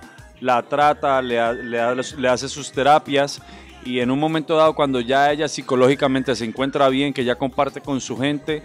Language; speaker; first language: Spanish; native; Spanish